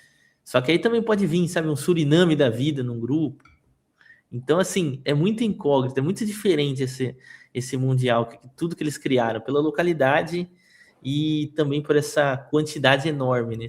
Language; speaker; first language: Portuguese; native; Portuguese